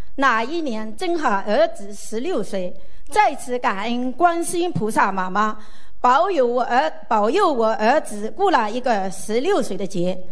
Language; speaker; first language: Chinese; native; Chinese